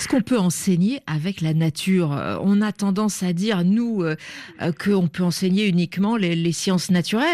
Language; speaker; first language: French; native; French